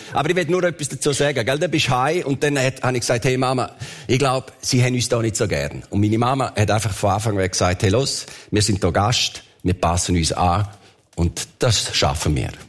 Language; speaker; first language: German; early bilingual, other home language; Italian